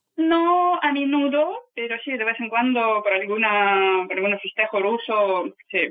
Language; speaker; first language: Spanish; non-native, fluent; Russian